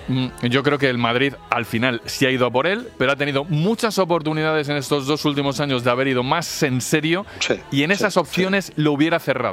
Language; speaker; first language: Spanish; native; Spanish